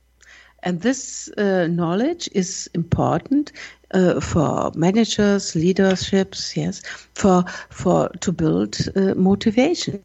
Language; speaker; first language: English; non-native, learner; German